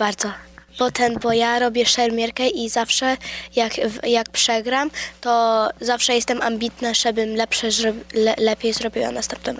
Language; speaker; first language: Polish; early bilingual, heritage; Polish